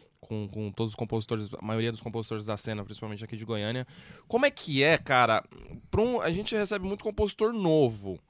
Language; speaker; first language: Portuguese; native; Portuguese